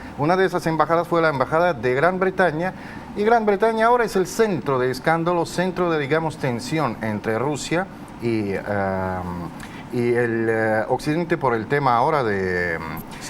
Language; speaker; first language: Spanish; non-native, fluent; Russian